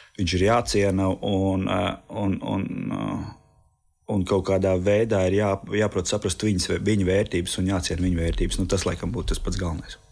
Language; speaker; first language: Latvian; native; Latvian